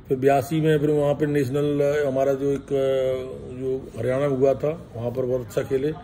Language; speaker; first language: Hindi; native; Hindi